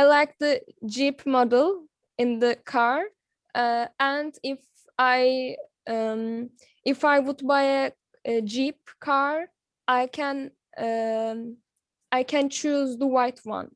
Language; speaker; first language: English; non-native, learner; Turkish